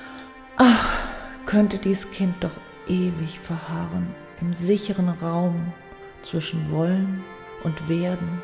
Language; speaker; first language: German; native; German